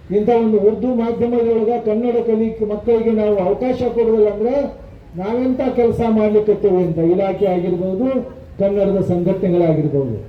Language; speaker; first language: Kannada; native; Kannada